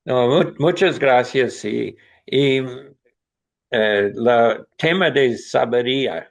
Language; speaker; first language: Spanish; non-native, learner; English